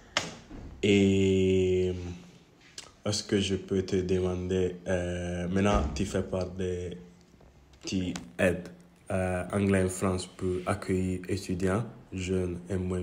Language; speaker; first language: French; non-native, learner; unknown